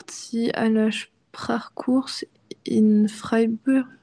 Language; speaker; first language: German; non-native, learner; French